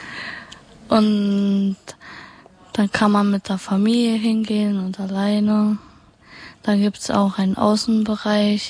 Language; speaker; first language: German; native; German